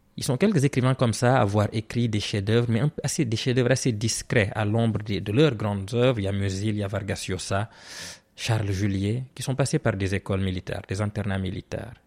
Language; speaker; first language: French; non-native, local second language; Serer